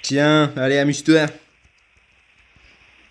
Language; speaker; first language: French; native; French